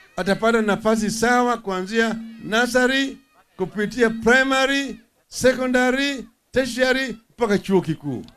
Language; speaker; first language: Swahili; non-native, local second language; Luo (Kenya and Tanzania)